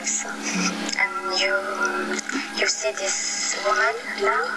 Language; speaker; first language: English; non-native, fluent; French